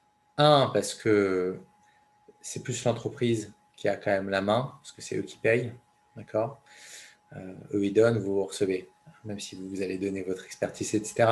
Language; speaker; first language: French; native; French